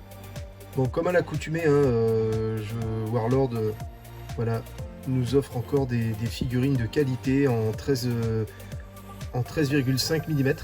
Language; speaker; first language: French; native; French